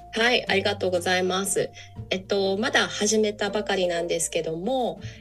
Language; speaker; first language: Japanese; early bilingual, other home language; English